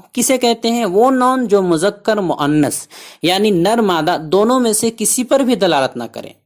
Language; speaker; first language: Urdu; native; Urdu